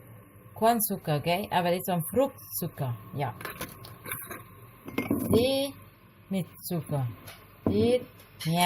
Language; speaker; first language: German; non-native, learner; Thai